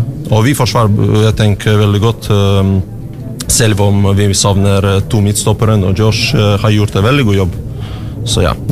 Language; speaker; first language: Norwegian; non-native, learner; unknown